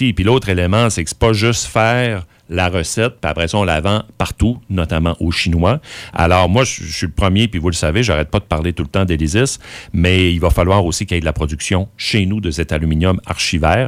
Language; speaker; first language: French; native; French